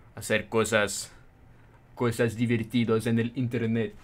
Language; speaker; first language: Spanish; non-native, fluent; Norwegian